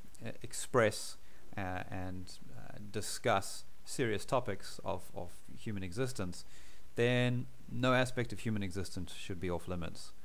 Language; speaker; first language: English; native; English